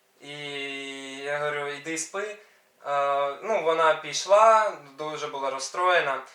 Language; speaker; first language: Ukrainian; non-native, local second language; Russian